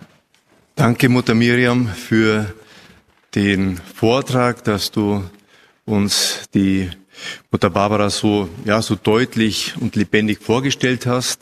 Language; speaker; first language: German; native; German